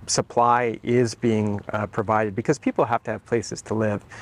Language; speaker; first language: English; native; English